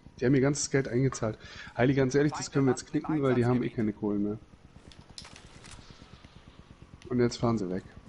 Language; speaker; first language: German; native; German